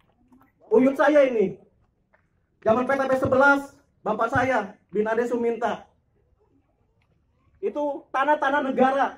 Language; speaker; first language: Indonesian; native; Indonesian